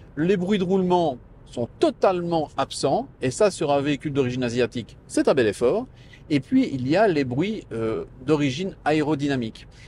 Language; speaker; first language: French; native; French